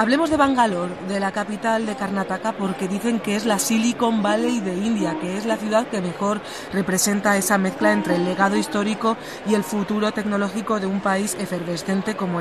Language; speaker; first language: Spanish; native; Spanish